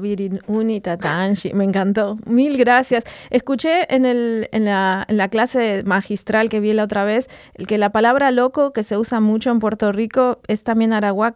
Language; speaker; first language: Spanish; native; Spanish